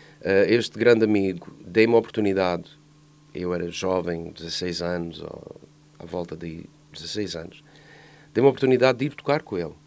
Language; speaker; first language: Portuguese; early bilingual, heritage; Portuguese